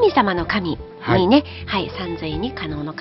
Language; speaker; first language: Japanese; native; Japanese